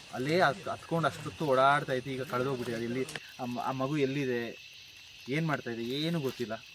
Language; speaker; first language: Kannada; non-native, local second language; Kodava